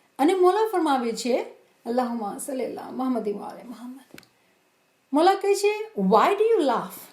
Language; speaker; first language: Gujarati; early bilingual, heritage; Gujarati